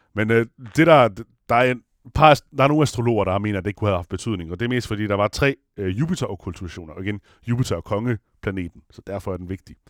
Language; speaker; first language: Danish; non-native, fluent; Italian